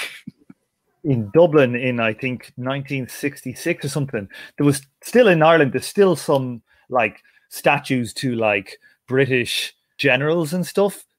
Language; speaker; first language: English; native; English